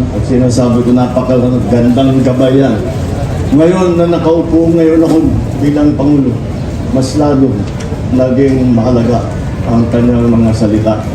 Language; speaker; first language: Filipino; non-native, local second language; Iloko